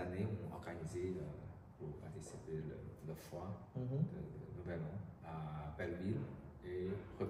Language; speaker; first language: French; non-native, learner; Chinese